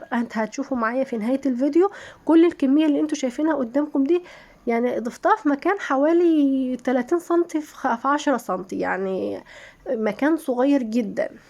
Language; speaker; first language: Arabic; native; Arabic